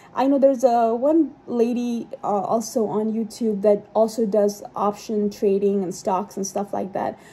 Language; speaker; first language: English; non-native, local second language; Urdu